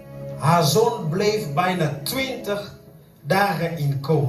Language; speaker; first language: Dutch; non-native, fluent; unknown